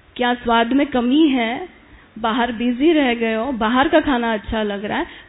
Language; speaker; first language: Hindi; native; Hindi